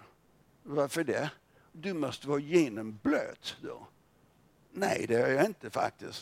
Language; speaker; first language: Swedish; non-native, fluent; English